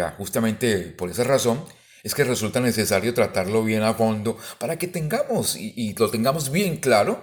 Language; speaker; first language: Spanish; native; Spanish